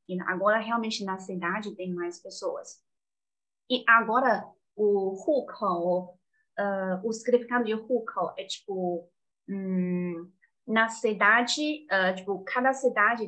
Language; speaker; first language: Portuguese; non-native, fluent; Chinese